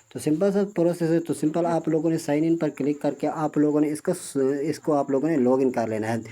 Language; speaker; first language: Urdu; non-native, local second language; Punjabi